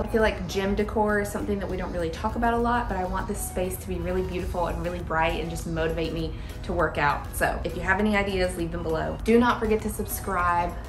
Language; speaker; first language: English; native; English